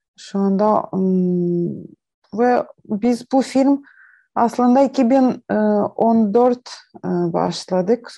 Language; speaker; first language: Turkish; non-native, learner; Ukrainian